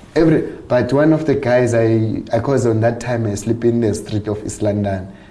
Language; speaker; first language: English; non-native, local second language; Xhosa